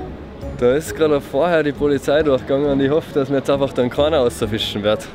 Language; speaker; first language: German; native; German